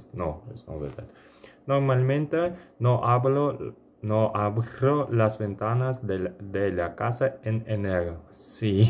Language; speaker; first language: Spanish; non-native, learner; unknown